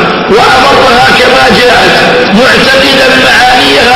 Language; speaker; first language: Arabic; native; Arabic